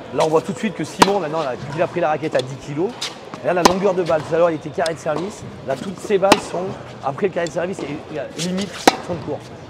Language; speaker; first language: French; native; French